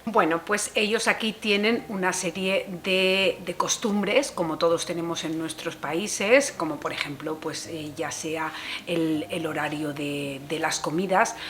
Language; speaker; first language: Spanish; native; Spanish